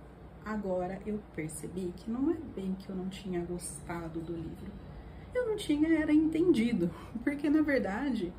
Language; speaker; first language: Portuguese; native; Portuguese